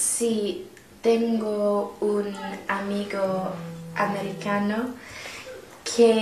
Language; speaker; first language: Spanish; non-native, learner; English